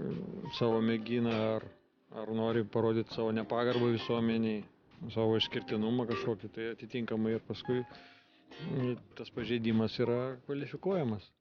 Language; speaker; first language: Lithuanian; native; Lithuanian